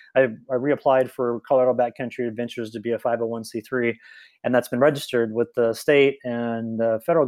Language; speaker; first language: English; native; English